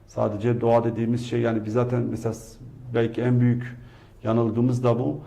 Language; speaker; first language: Turkish; non-native, local second language; Kurdish